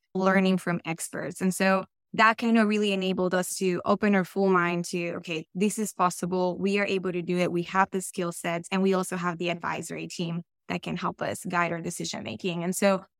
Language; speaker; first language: English; non-native, fluent; Spanish